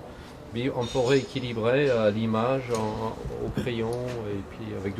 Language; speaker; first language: French; native; French